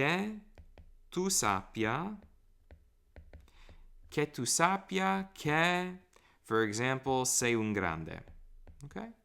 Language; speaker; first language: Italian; non-native, fluent; English